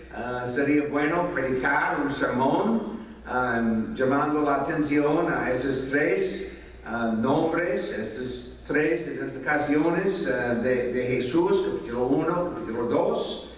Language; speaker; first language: Spanish; non-native, fluent; English